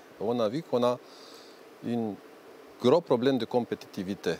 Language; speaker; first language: French; non-native, learner; Romanian